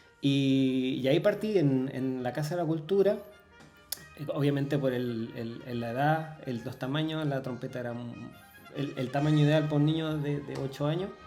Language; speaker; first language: Spanish; native; Spanish